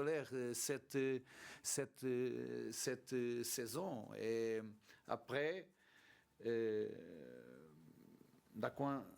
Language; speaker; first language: French; non-native, learner; Portuguese